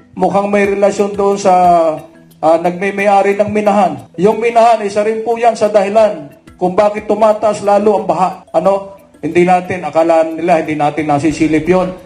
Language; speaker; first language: Filipino; native; Filipino